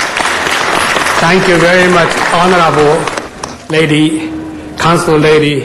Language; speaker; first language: English; non-native, fluent; Japanese